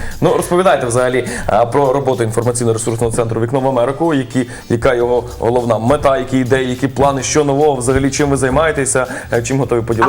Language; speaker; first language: Ukrainian; native; Ukrainian